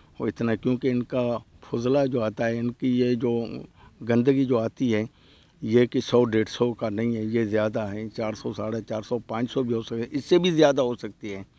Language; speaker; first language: Urdu; non-native, local second language; Baluchi